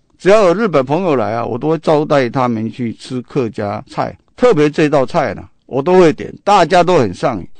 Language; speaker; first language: Chinese; non-native, local second language; Min Nan Chinese